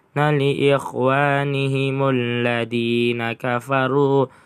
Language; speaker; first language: Arabic; non-native, learner; Indonesian